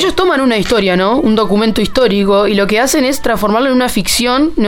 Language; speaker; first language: Spanish; native; Spanish